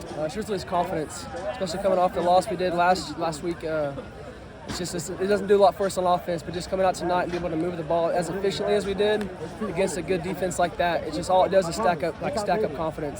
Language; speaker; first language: English; native; English